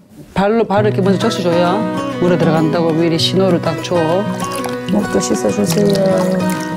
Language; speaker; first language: Korean; native; Korean